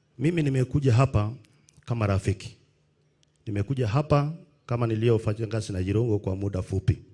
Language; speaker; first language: Swahili; non-native, local second language; Kalenjin